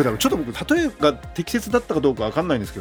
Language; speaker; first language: Japanese; native; Japanese